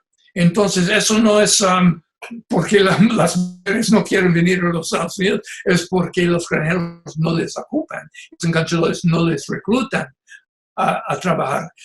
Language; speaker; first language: Spanish; non-native, fluent; English